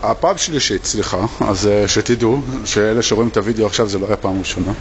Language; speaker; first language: Hebrew; native; Hebrew